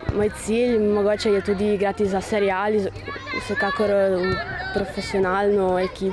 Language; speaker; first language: Slovenian; early bilingual, heritage; Slovenian